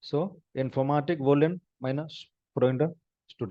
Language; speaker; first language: German; non-native, fluent; Hindi